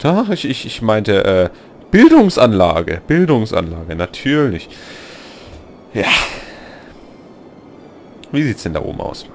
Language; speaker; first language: German; native; German